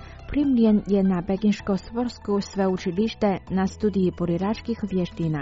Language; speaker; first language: Croatian; non-native, fluent; Chinese